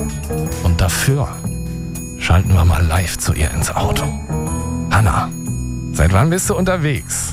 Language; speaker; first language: German; native; German